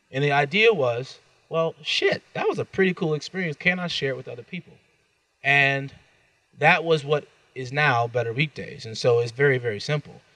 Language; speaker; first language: English; native; English